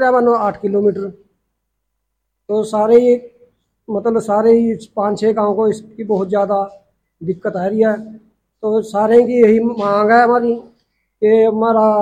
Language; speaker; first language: Hindi; native; Hindi